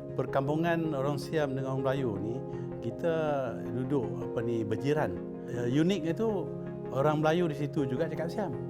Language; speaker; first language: Malay; non-native, local second language; Thai